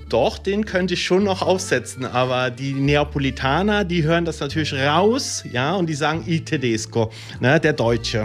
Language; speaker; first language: German; early bilingual, other home language; Italian